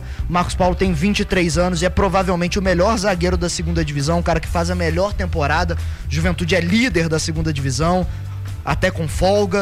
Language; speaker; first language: Portuguese; native; Portuguese